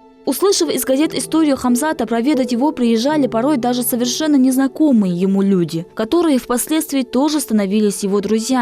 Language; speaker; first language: Russian; native; Russian